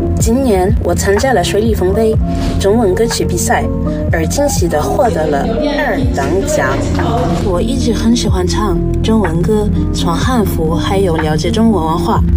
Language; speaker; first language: Chinese; non-native, fluent; French